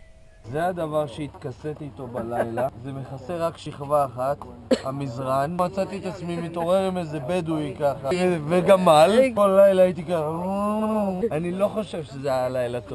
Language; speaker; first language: Hebrew; native; Hebrew